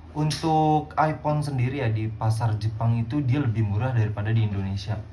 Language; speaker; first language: Indonesian; native; Indonesian